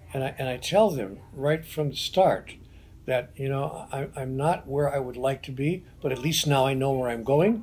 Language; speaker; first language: English; native; English